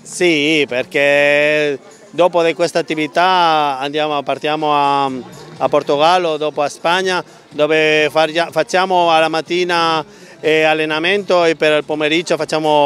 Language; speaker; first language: Italian; non-native, learner; Spanish